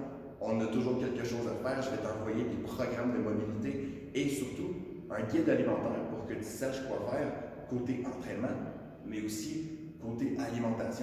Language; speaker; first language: French; native; French